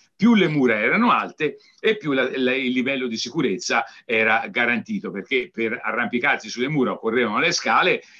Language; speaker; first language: Italian; native; Italian